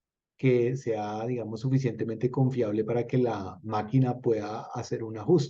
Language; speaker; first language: Spanish; native; Spanish